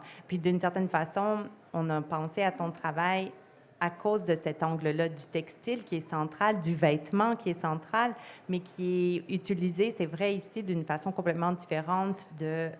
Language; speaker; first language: French; native; French